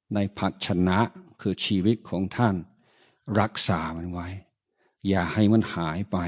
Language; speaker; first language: Thai; non-native, fluent; English